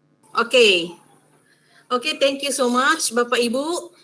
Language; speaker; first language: English; non-native, fluent; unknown